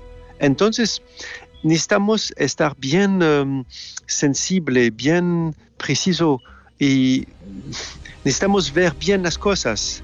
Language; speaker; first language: Spanish; non-native, fluent; French